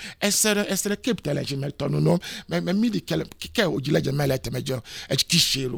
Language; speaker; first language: Hungarian; non-native, fluent; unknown